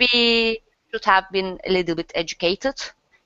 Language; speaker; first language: English; non-native, learner; Turkish